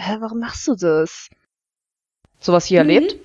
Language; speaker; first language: German; early bilingual, other home language; Russian